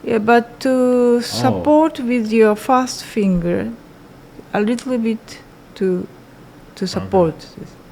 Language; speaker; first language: English; non-native, learner; Japanese